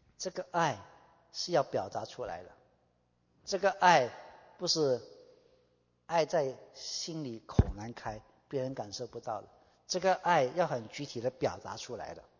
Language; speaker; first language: Chinese; native; Chinese